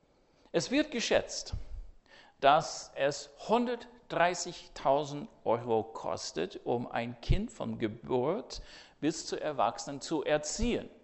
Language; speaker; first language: German; non-native, fluent; English